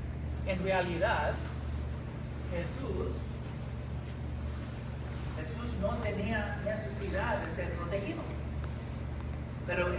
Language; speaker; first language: Spanish; early bilingual, heritage; English